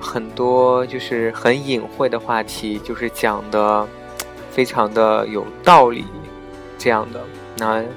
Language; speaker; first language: Chinese; native; Chinese